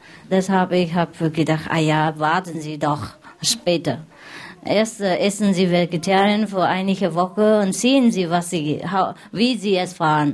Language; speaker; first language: German; non-native, learner; Vietnamese